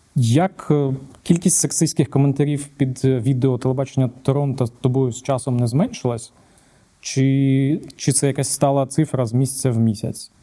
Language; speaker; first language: Ukrainian; native; Ukrainian